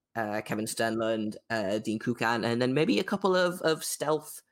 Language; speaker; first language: English; native; English